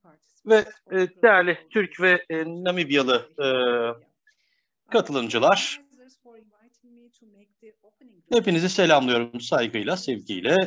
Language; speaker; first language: Turkish; native; Turkish